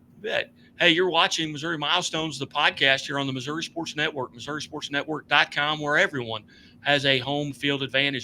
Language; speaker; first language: English; native; English